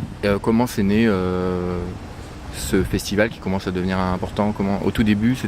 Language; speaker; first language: French; native; French